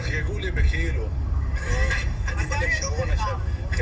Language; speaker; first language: Hebrew; native; Hebrew